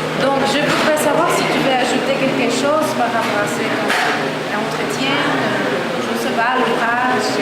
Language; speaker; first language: French; non-native, fluent; Spanish